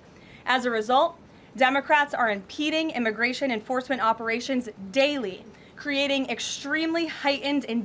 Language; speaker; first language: English; native; English